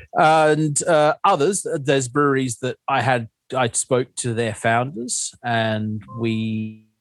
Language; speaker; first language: English; native; English